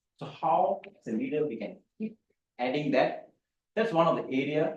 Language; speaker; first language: English; non-native, local second language; Tamil